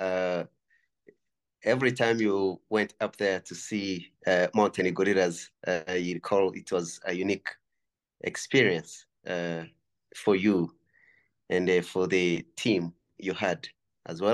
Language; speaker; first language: English; non-native, local second language; Kinyarwanda